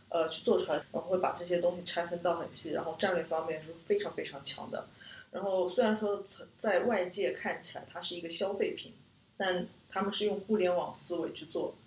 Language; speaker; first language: Chinese; native; Chinese